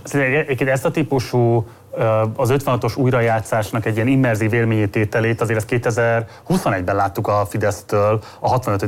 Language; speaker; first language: Hungarian; native; Hungarian